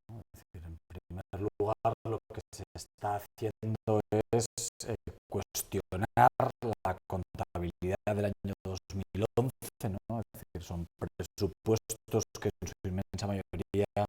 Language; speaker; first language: Spanish; native; Spanish